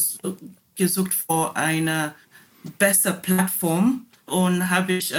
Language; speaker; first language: German; non-native, learner; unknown